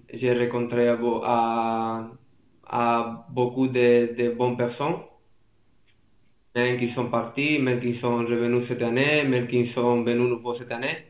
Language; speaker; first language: French; non-native, fluent; Spanish